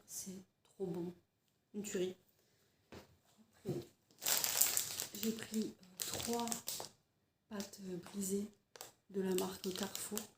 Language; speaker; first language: French; native; French